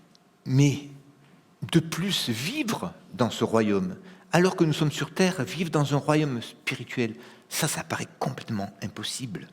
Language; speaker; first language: French; native; French